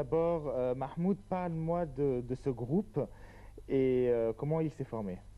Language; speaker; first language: French; native; French